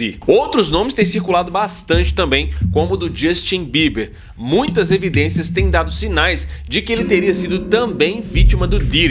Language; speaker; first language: Portuguese; native; Portuguese